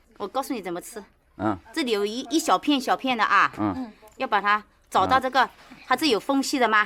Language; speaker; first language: Chinese; native; Chinese